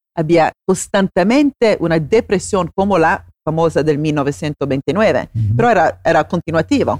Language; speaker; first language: Spanish; non-native, fluent; Italian